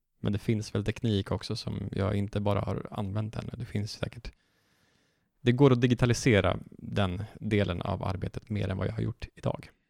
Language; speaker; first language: Swedish; native; Swedish